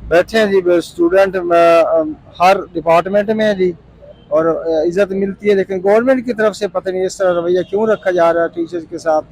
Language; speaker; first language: Urdu; non-native, local second language; Punjabi